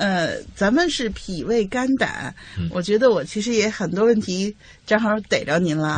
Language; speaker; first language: Chinese; native; Chinese